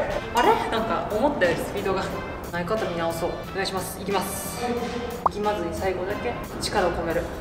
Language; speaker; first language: Japanese; native; Japanese